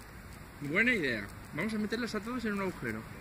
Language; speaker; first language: Spanish; native; Spanish